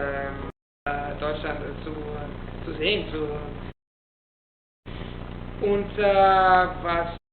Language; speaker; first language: German; non-native, fluent; Italian